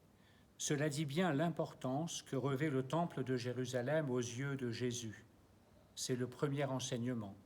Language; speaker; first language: French; native; French